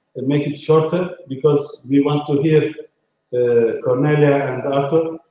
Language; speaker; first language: English; non-native, fluent; Turkish